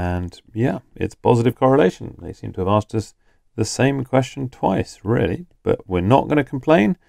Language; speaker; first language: English; native; English